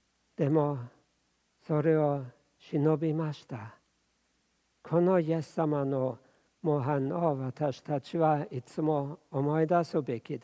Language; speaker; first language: Japanese; non-native, fluent; German